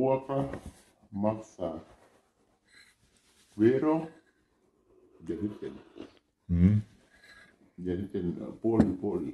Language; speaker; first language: Finnish; non-native, learner; Thai